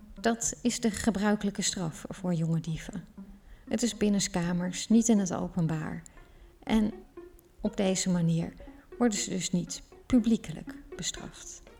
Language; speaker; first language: Dutch; native; Dutch